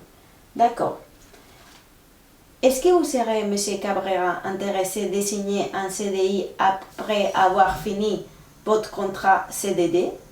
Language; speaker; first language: French; non-native, fluent; Spanish